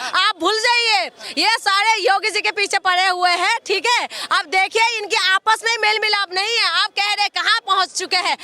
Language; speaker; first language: Hindi; non-native, local second language; Manipuri